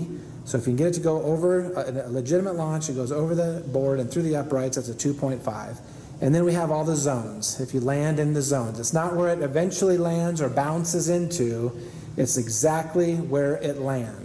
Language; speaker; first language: English; native; English